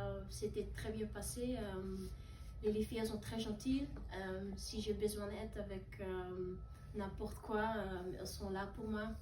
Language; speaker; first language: French; non-native, learner; Dutch